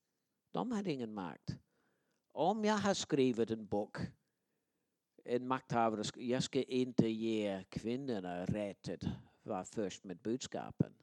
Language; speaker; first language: Swedish; non-native, fluent; English